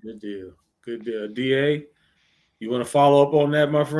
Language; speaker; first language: English; native; English